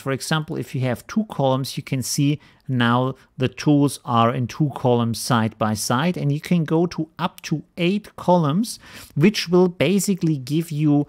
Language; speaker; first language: English; non-native, fluent; German